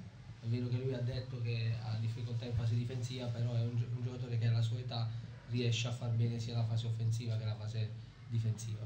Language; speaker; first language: Italian; native; Italian